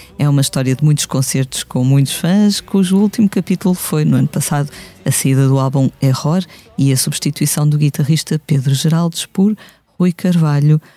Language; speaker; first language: Portuguese; native; Portuguese